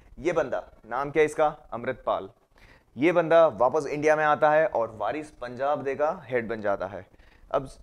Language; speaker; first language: Hindi; non-native, local second language; Gujarati